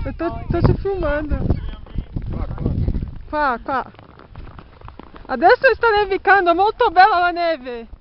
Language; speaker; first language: Italian; non-native, learner; Portuguese